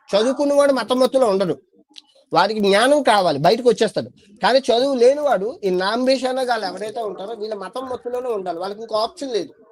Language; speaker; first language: Telugu; native; Telugu